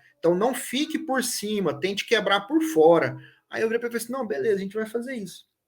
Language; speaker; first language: Portuguese; native; Portuguese